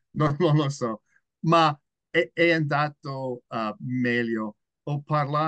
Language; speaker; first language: Italian; non-native, learner; English